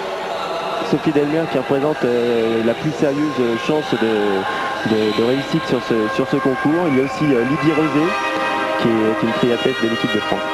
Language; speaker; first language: French; native; French